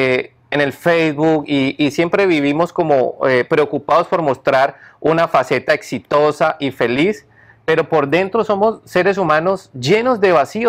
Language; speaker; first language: Spanish; native; Spanish